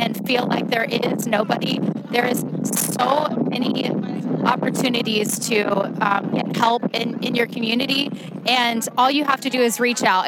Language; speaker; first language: English; native; English